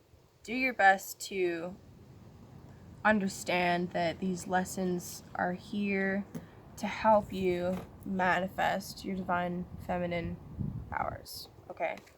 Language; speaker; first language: English; native; English